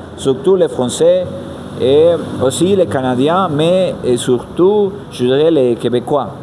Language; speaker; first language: French; non-native, fluent; Spanish